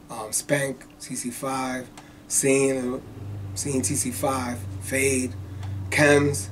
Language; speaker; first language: English; native; English